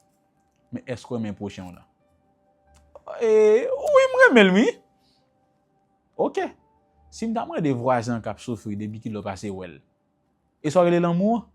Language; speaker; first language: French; non-native, local second language; Haitian Creole